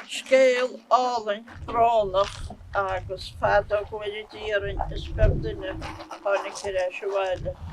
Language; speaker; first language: Irish; native; Irish